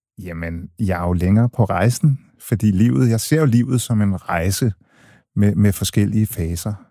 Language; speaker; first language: Danish; early bilingual, other home language; English